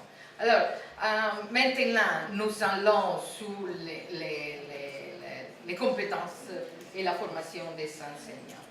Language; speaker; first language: French; non-native, fluent; Italian